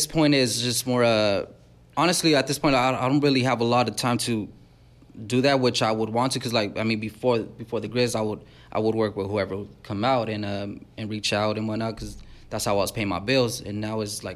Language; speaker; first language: English; native; English